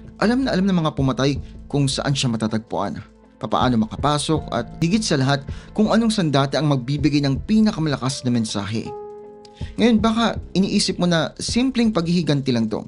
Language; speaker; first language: Filipino; native; Filipino